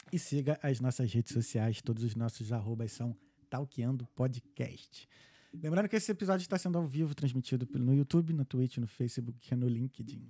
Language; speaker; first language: Portuguese; native; Portuguese